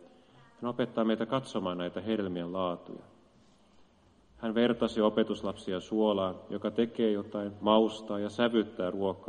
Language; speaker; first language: Finnish; native; Finnish